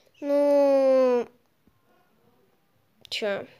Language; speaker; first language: Russian; native; Russian